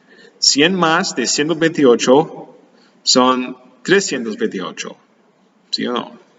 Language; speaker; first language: Spanish; non-native, learner; English